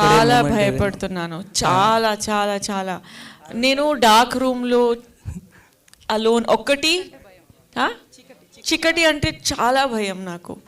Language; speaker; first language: Telugu; non-native, fluent; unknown